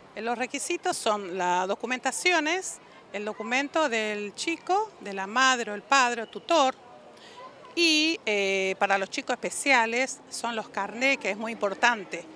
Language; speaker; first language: Spanish; native; Spanish